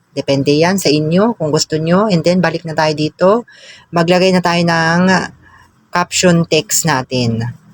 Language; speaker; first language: Filipino; non-native, local second language; Cebuano